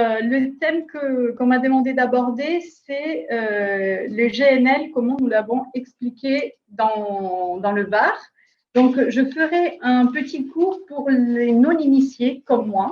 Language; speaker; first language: French; native; French